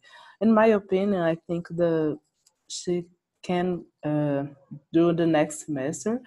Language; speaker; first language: English; non-native, learner; Portuguese